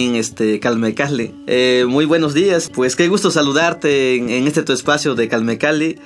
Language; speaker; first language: Spanish; non-native, local second language; Nahuatl languages